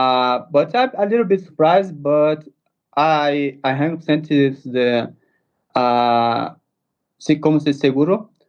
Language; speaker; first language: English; non-native, learner; Portuguese